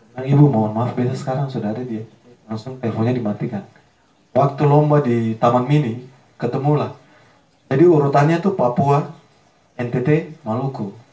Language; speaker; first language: Indonesian; native; Indonesian